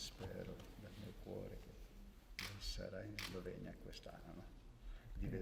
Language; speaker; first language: Italian; non-native, learner; Slovenian